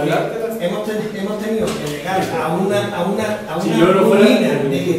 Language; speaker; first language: Spanish; native; Spanish